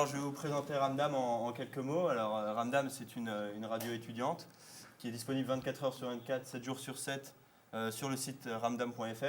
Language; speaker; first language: French; native; French